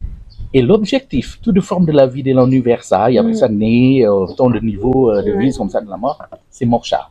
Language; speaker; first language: French; non-native, learner; Indonesian